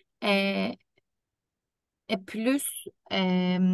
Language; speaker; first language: French; non-native, learner; Turkish